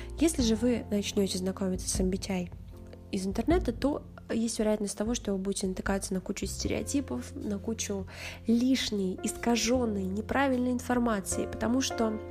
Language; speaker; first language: Russian; native; Russian